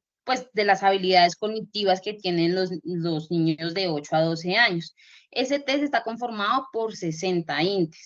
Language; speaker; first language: Spanish; native; Spanish